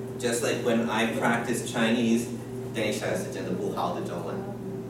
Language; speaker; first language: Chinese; non-native, fluent; English